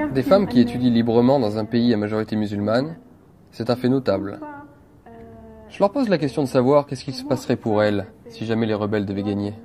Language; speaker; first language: French; native; French